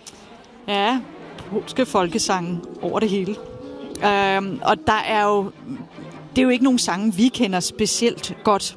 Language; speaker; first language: Danish; native; Danish